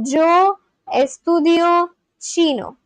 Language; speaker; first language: Spanish; non-native, learner; English